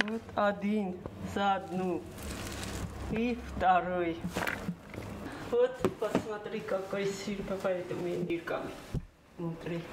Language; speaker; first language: Russian; non-native, local second language; Ossetic